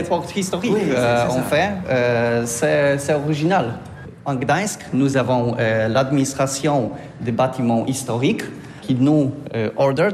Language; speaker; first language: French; non-native, learner; Polish